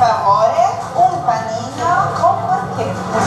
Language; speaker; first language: Italian; non-native, learner; English